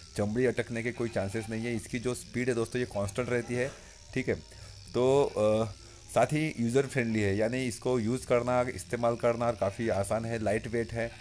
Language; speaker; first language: Hindi; non-native, local second language; Marathi